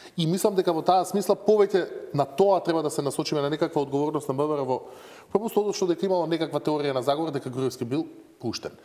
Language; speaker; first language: Macedonian; native; Macedonian